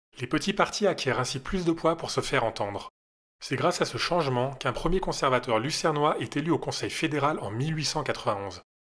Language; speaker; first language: French; native; French